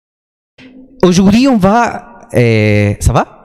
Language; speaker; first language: French; non-native, fluent; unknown